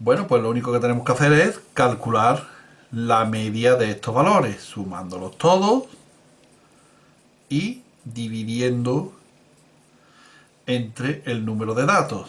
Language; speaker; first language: Spanish; native; Spanish